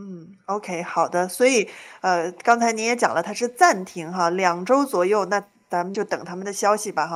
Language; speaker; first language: Chinese; native; Chinese